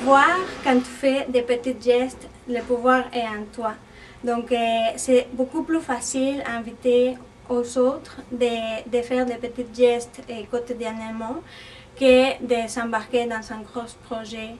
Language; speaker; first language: French; non-native, fluent; Spanish